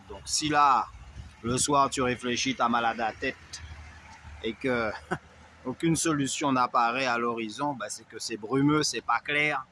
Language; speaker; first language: French; native; French